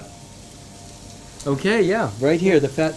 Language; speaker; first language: English; native; English